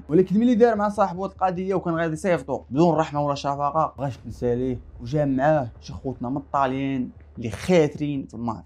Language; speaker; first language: Arabic; native; Arabic